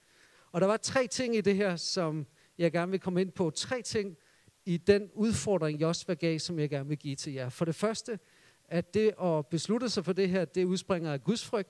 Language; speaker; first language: Danish; native; Danish